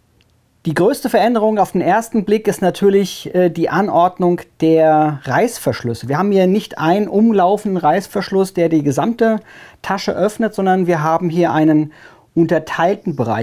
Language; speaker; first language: German; native; German